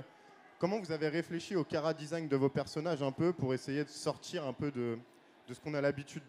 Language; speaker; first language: French; native; French